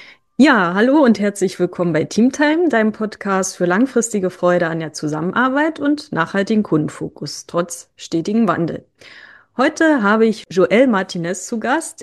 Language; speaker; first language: German; native; German